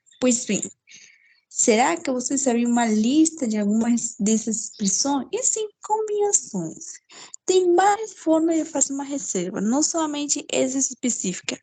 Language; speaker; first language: Portuguese; non-native, fluent; Spanish